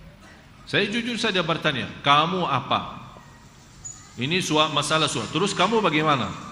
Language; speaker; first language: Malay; non-native, fluent; Arabic